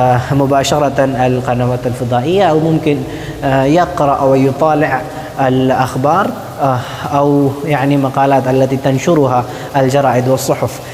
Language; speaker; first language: Arabic; non-native, fluent; Urdu